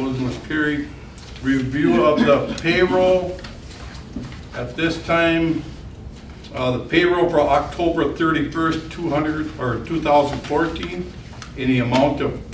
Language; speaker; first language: English; native; English